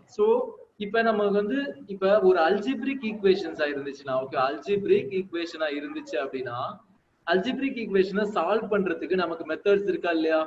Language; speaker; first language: Tamil; native; Tamil